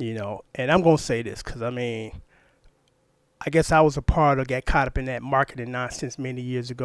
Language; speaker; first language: English; native; English